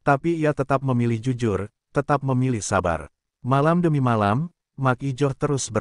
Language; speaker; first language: Indonesian; native; Indonesian